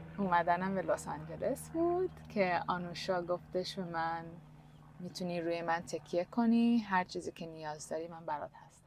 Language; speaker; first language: Persian; early bilingual, heritage; Persian